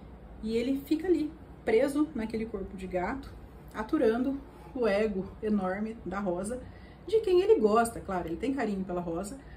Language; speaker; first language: Portuguese; native; Portuguese